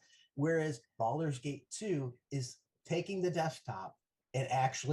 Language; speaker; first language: English; native; English